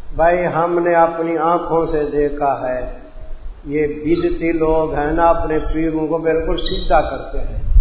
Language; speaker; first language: Urdu; non-native, local second language; Saraiki